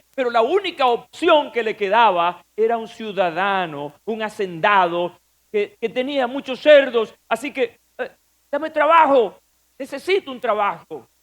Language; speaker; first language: Spanish; native; Spanish